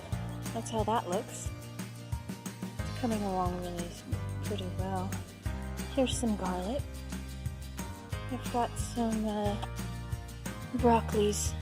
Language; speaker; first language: English; native; English